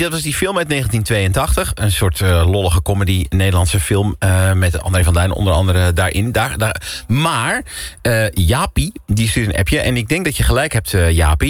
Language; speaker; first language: Dutch; native; Dutch